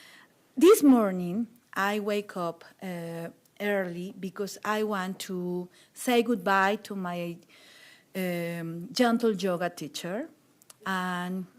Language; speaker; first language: English; non-native, learner; Spanish